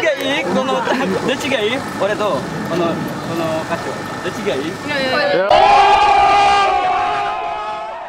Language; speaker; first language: Japanese; non-native, learner; Indonesian